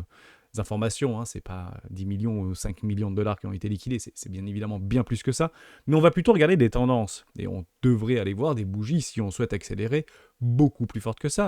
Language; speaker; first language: French; native; French